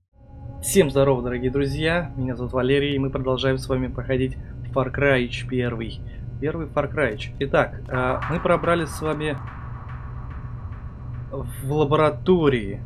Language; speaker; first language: Russian; native; Russian